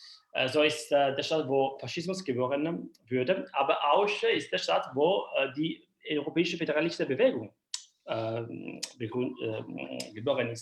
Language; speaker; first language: German; non-native, learner; Italian